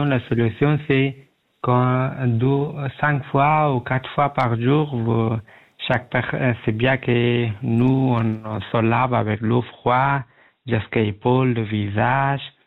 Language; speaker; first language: French; non-native, learner; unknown